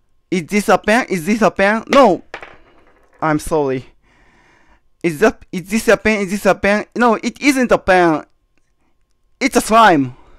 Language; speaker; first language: English; non-native, learner; Japanese